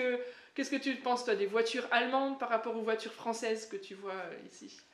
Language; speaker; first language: French; native; French